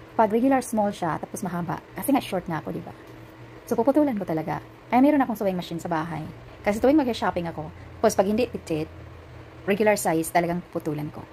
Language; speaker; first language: Filipino; non-native, local second language; Cebuano